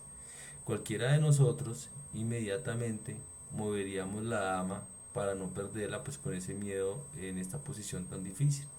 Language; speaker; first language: Spanish; native; Spanish